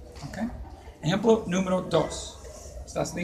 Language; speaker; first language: Spanish; non-native, fluent; English